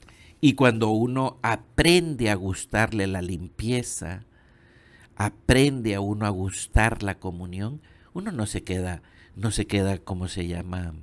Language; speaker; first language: Spanish; native; Spanish